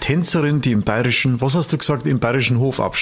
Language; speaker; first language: German; native; German